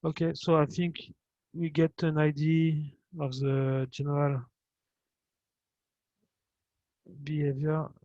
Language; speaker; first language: English; non-native, fluent; French